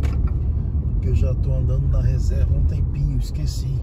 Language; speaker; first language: Portuguese; native; Portuguese